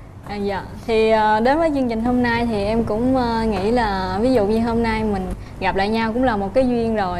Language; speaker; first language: Vietnamese; native; Vietnamese